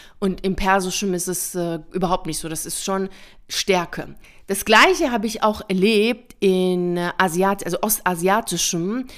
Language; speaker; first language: German; early bilingual, other home language; Persian